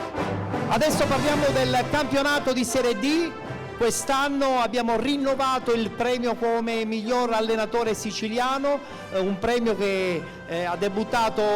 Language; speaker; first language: Italian; native; Italian